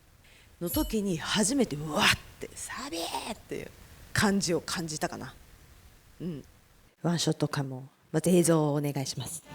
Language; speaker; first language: Japanese; native; Japanese